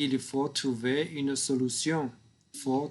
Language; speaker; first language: French; non-native, learner; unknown